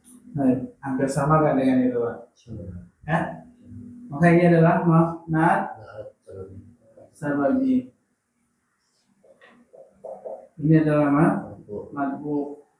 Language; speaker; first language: Indonesian; native; Indonesian